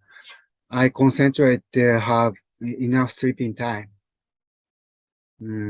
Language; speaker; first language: English; non-native, learner; Japanese